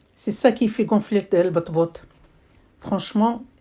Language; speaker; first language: French; non-native, local second language; Arabic